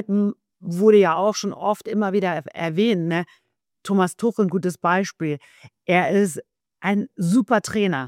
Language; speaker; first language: German; native; German